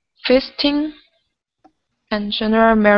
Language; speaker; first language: English; non-native, learner; Korean